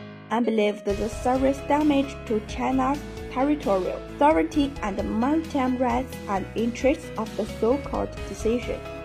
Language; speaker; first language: English; non-native, learner; Chinese